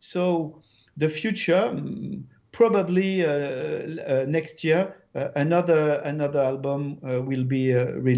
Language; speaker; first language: English; non-native, learner; French